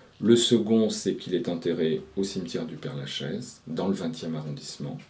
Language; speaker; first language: French; native; French